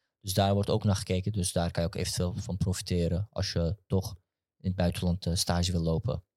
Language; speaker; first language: Dutch; early bilingual, other home language; Turkish